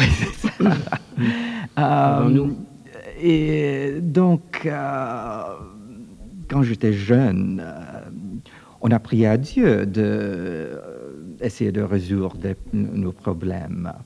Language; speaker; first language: French; early bilingual, heritage; French